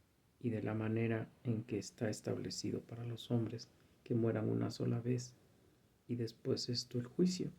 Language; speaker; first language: Spanish; native; Spanish